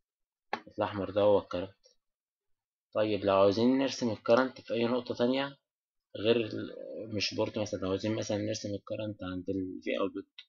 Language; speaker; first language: Arabic; native; Arabic